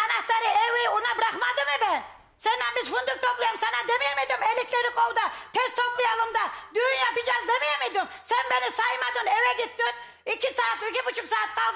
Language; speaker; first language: Turkish; native; Turkish